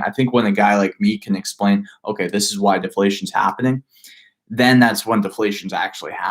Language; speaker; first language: English; native; English